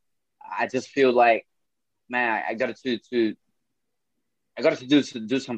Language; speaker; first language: English; non-native, fluent; Portuguese